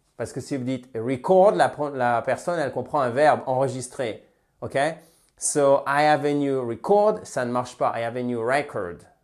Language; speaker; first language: French; native; French